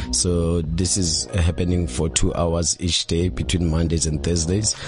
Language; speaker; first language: English; non-native, local second language; Zulu